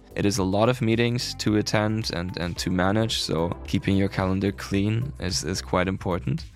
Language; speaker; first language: English; non-native, fluent; German